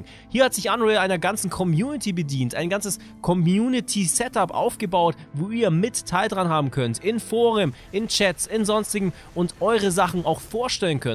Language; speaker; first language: German; native; German